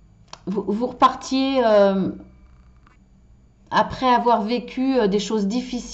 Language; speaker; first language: French; native; French